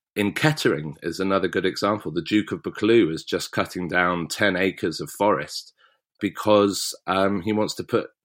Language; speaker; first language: English; native; English